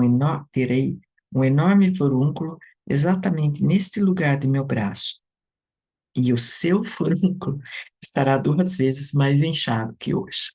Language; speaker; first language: Portuguese; native; Portuguese